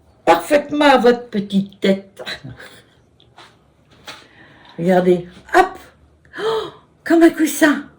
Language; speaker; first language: French; native; French